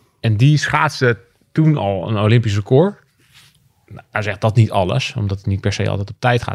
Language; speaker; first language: Dutch; native; Dutch